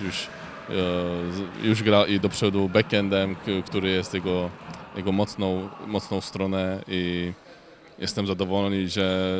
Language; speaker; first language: Polish; non-native, fluent; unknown